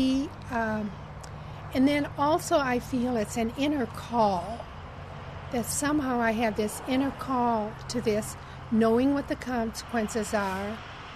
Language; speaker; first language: English; native; English